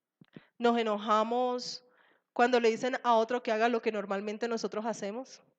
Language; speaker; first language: Spanish; native; Spanish